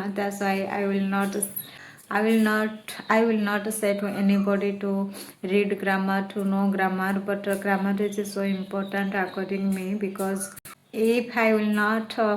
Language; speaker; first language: English; non-native, learner; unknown